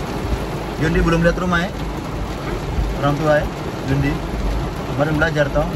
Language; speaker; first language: Indonesian; native; Indonesian